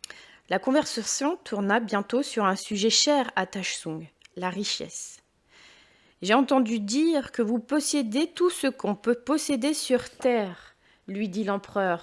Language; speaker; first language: French; native; French